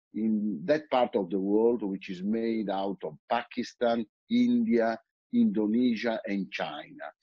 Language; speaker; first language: English; non-native, fluent; Italian